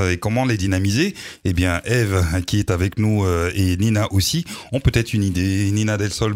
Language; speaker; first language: French; native; French